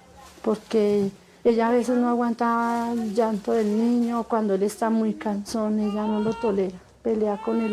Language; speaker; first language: Spanish; native; Spanish